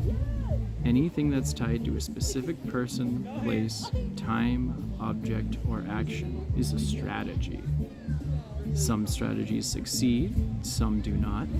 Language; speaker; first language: English; native; English